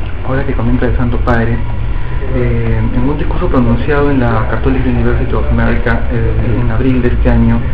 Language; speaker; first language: Spanish; native; Spanish